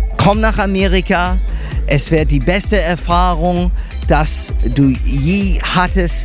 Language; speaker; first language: German; non-native, fluent; English